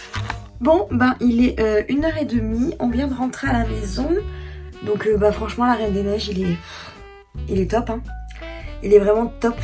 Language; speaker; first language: French; native; French